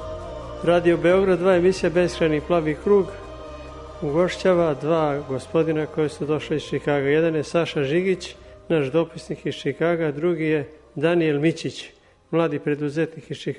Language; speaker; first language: Serbian; native; Serbian